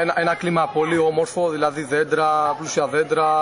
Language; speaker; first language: Greek; native; Greek